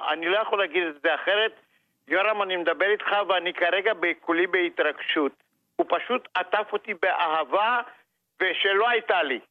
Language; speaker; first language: Hebrew; non-native, fluent; Romanian